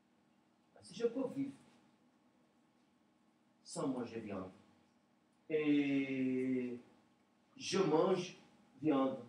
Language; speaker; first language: French; non-native, learner; Portuguese